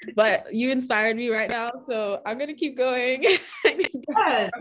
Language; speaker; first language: English; non-native, local second language; Yoruba